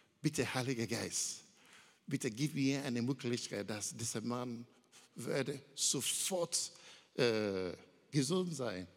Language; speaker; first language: German; non-native, learner; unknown